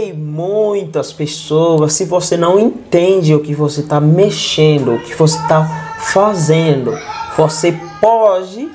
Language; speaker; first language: Portuguese; non-native, learner; Yoruba